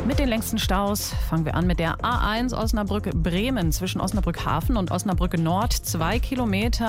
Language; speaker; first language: German; native; German